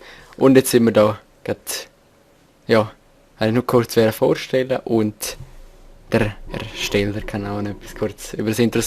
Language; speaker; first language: German; native; German